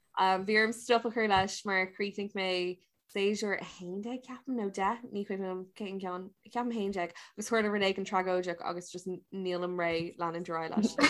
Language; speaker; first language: Irish; non-native, local second language; English